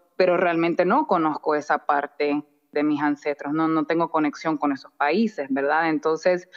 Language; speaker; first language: Spanish; early bilingual, other home language; English